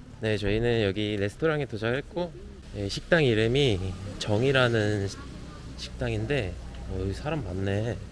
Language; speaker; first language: Korean; native; Korean